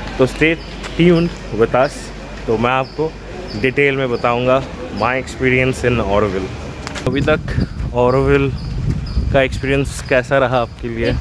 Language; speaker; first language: Hindi; non-native, local second language; Bangla